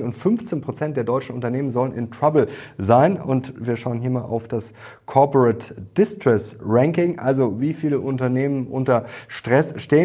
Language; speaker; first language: German; native; German